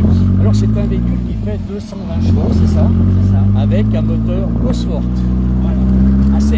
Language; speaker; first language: French; native; French